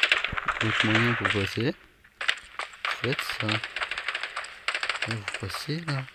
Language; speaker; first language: French; native; French